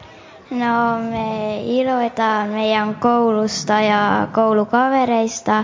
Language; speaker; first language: Finnish; early bilingual, heritage; Finnish